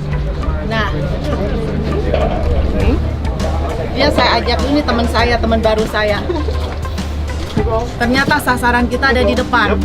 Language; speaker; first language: Indonesian; native; Indonesian